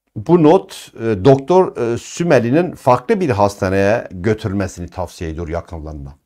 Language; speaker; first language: Turkish; non-native, local second language; Kurdish